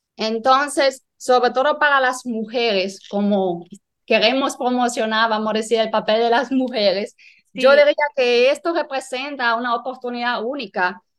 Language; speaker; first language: Spanish; non-native, fluent; German